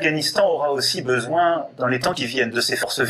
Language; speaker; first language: French; native; French